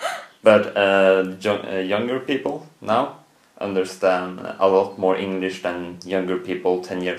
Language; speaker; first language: English; non-native, fluent; Norwegian